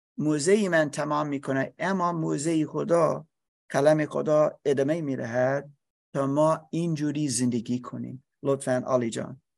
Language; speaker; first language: Persian; non-native, learner; English